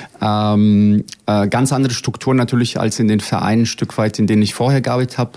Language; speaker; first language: German; early bilingual, other home language; Bosnian